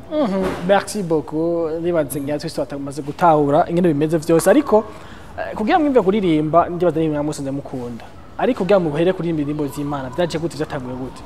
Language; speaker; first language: Rundi; native; Rundi